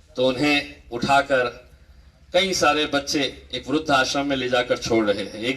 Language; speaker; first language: Hindi; non-native, local second language; Marathi